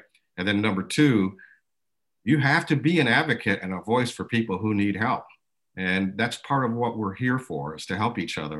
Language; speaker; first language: English; early bilingual, other home language; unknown